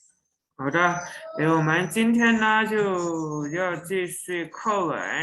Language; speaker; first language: Chinese; non-native, local second language; Indonesian